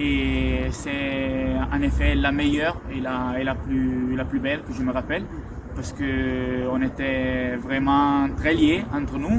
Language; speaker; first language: French; non-native, local second language; Italian